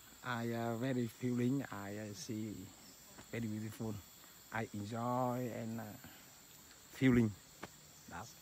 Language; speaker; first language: English; non-native, learner; Vietnamese